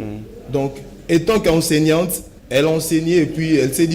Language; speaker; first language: French; non-native, local second language; Lingala